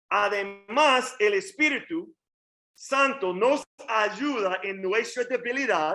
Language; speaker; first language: Spanish; non-native, learner; English